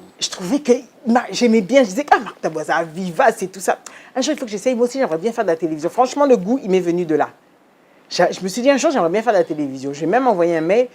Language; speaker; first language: French; early bilingual, other home language; Lingala